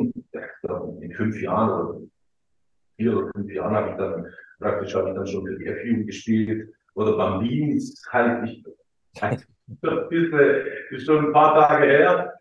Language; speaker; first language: German; early bilingual, other home language; Croatian